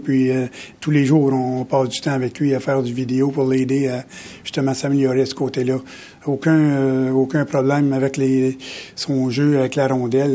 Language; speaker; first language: French; native; French